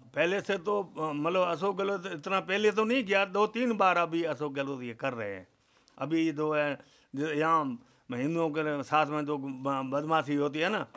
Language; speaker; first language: Hindi; native; Hindi